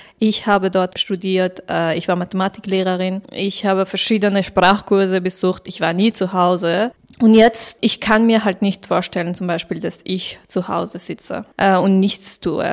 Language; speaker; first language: German; non-native, fluent; Persian